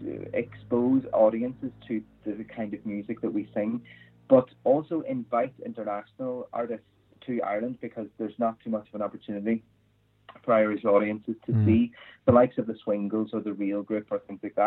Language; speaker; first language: English; native; English